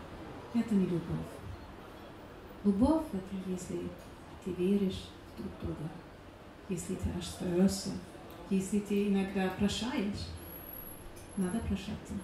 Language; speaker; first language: Russian; non-native, learner; German